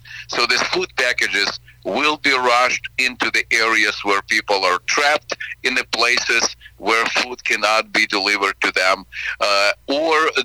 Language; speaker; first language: English; non-native, fluent; Ukrainian